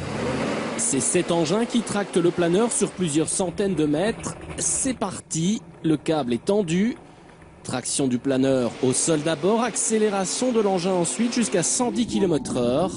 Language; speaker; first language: French; native; French